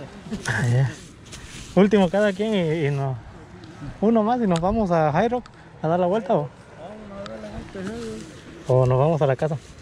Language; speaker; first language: Spanish; native; Spanish